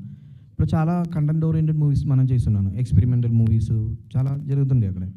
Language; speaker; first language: Telugu; non-native, local second language; Malayalam